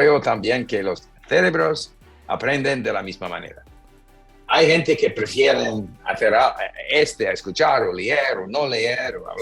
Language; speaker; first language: Spanish; non-native, fluent; English